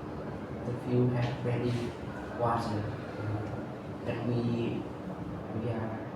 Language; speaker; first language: English; non-native, learner; Vietnamese